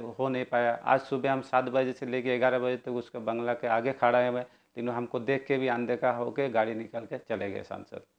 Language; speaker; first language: Hindi; non-native, local second language; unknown